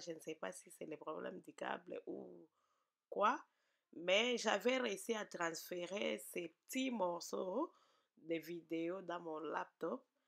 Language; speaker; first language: French; non-native, local second language; Swahili